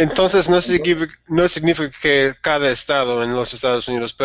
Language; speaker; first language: Spanish; non-native, learner; English